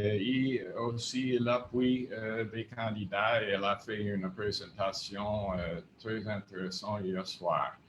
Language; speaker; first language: French; non-native, fluent; English